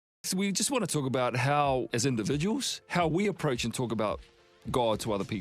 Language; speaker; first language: English; native; English